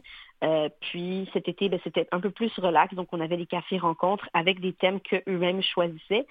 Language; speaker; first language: French; native; French